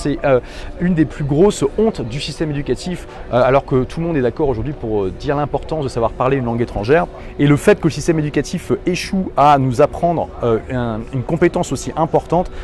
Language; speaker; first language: French; native; French